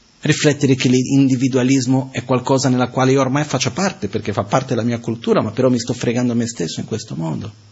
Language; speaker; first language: Italian; non-native, fluent; Portuguese